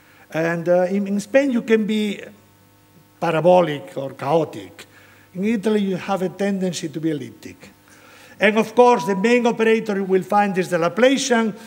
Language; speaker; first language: English; non-native, fluent; Spanish